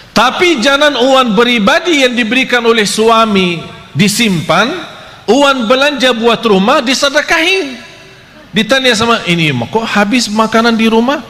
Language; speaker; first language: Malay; non-native, fluent; Arabic